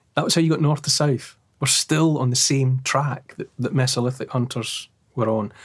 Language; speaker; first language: English; native; English